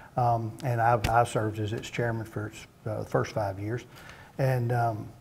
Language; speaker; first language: English; native; English